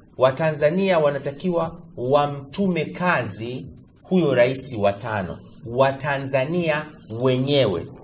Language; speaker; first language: Swahili; native; Swahili